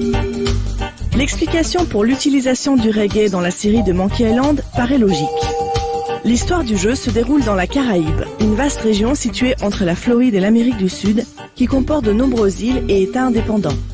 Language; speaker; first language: French; native; French